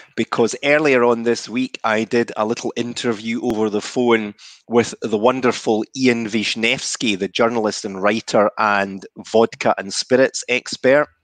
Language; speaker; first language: English; native; English